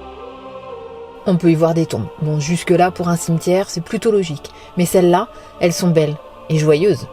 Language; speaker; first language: French; native; French